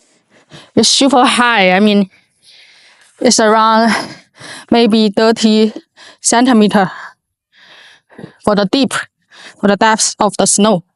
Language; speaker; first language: English; non-native, learner; Chinese